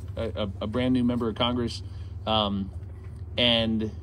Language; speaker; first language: English; native; English